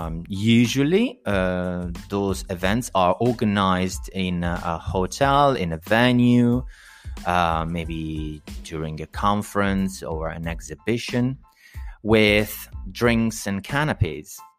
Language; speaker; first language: English; non-native, fluent; Italian